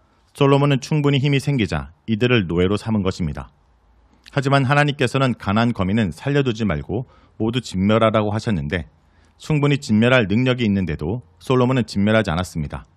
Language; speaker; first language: Korean; native; Korean